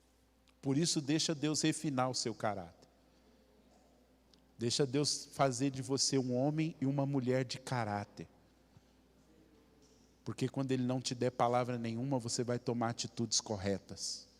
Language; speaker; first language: Portuguese; native; Portuguese